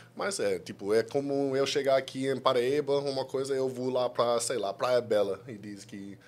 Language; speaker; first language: Portuguese; non-native, fluent; English